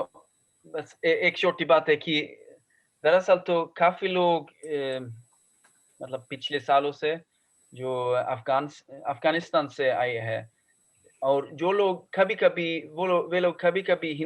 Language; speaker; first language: Hindi; non-native, learner; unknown